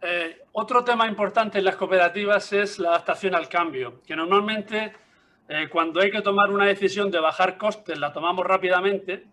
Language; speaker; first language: Spanish; native; Spanish